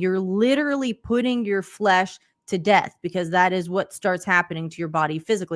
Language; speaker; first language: English; native; English